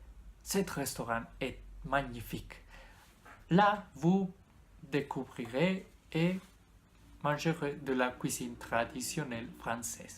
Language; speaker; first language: French; non-native, learner; Spanish